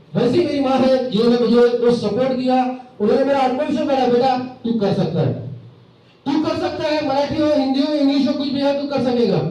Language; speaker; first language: Hindi; native; Hindi